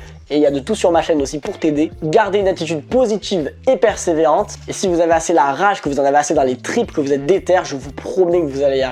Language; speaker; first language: French; native; French